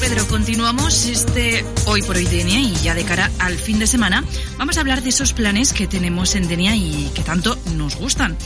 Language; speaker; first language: Spanish; native; Spanish